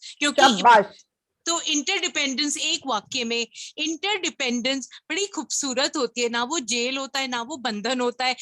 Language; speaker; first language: Hindi; native; Hindi